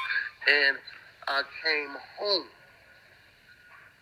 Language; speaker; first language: English; native; English